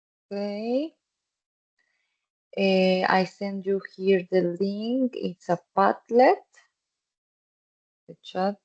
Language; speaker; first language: English; non-native, fluent; Spanish